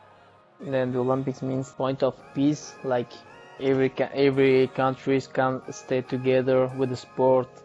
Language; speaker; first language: English; non-native, learner; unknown